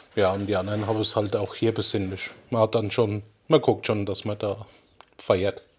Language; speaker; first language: German; non-native, fluent; Portuguese